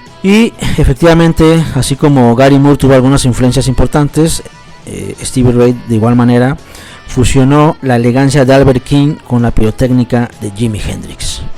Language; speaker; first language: Spanish; native; Spanish